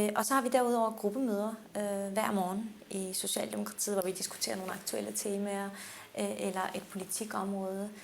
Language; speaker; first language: Danish; early bilingual, other home language; Turkish